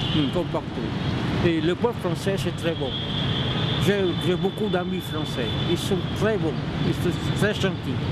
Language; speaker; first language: French; non-native, local second language; Vietnamese